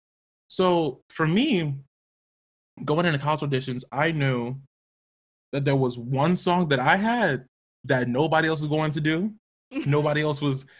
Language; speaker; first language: English; native; English